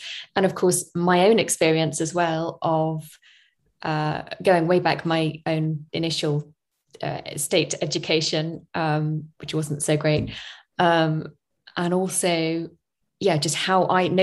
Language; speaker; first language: English; native; English